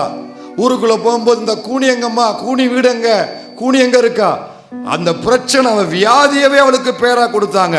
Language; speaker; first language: Tamil; native; Tamil